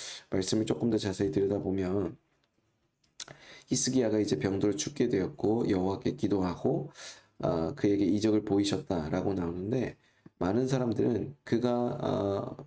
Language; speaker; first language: Korean; native; Korean